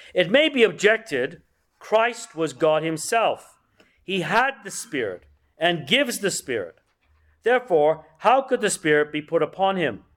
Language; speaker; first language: English; native; English